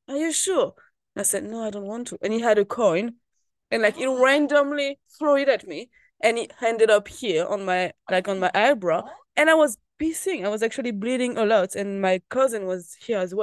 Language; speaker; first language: English; non-native, fluent; French